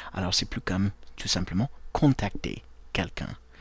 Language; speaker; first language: French; non-native, fluent; English